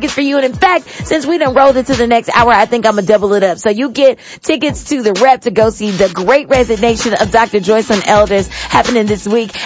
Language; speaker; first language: English; native; English